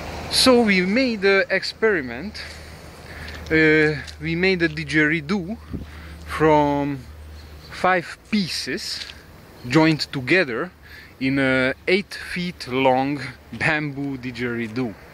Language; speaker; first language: English; non-native, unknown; Hungarian